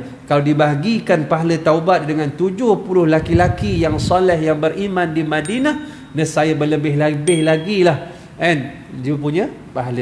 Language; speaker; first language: Malay; native; Malay